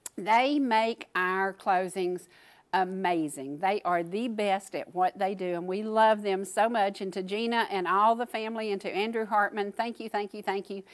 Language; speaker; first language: English; native; English